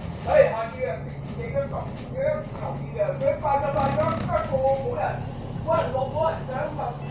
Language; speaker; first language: Cantonese; native; Cantonese